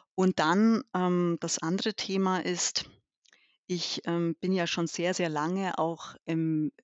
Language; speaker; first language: German; early bilingual, other home language; Albanian